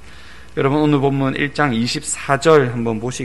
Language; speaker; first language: Korean; native; Korean